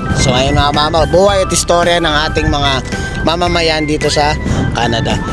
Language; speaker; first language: Filipino; native; Filipino